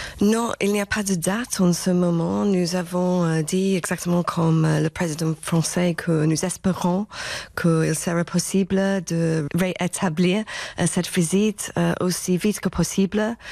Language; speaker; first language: French; non-native, fluent; English